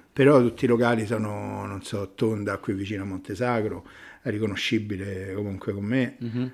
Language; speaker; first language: Italian; native; Italian